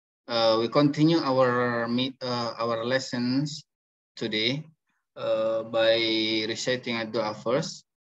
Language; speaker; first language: English; non-native, fluent; Indonesian